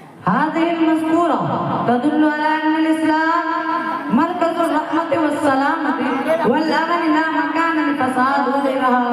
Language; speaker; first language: Arabic; non-native, learner; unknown